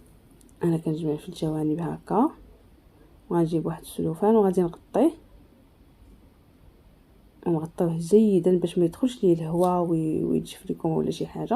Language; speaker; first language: Arabic; native; Arabic